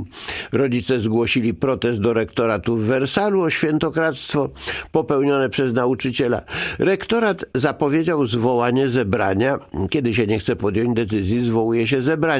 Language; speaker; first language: Polish; native; Polish